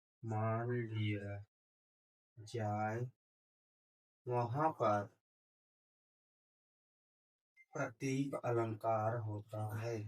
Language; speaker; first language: Hindi; native; Hindi